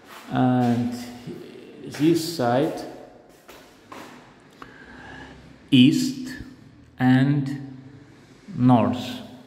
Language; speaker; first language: English; non-native, learner; Russian